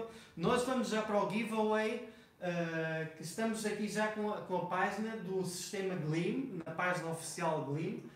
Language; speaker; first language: Portuguese; non-native, fluent; Spanish